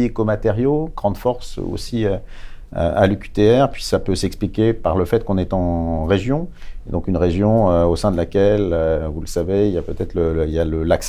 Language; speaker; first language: French; native; French